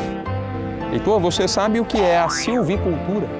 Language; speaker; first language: Portuguese; native; Portuguese